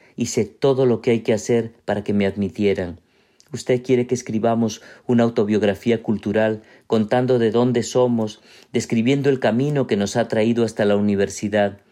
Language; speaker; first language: Spanish; native; Spanish